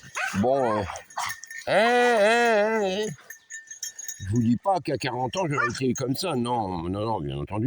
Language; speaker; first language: French; native; French